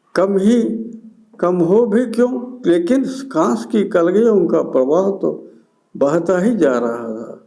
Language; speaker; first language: Hindi; non-native, local second language; Telugu